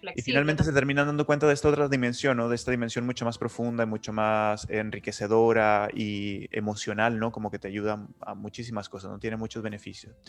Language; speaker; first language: Spanish; native; Spanish